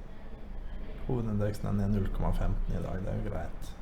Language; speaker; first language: Norwegian; native; Norwegian